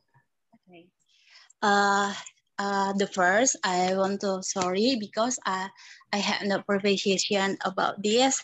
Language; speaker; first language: English; non-native, learner; Indonesian